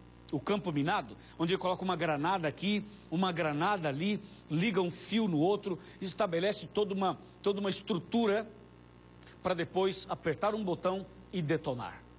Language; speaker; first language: Portuguese; native; Portuguese